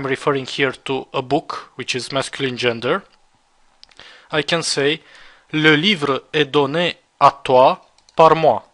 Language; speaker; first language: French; non-native, fluent; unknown